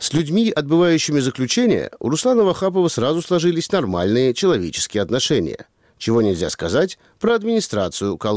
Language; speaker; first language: Russian; native; Russian